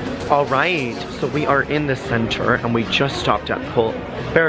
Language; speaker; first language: English; native; English